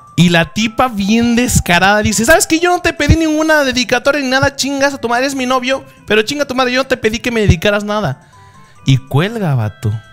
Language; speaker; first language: Spanish; early bilingual, other home language; Japanese